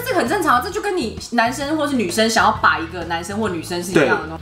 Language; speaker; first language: Chinese; native; Chinese